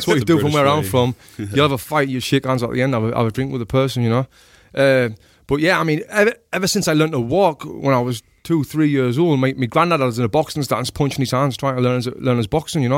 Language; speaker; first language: English; native; English